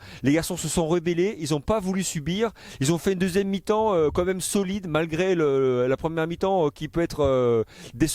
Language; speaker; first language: French; native; French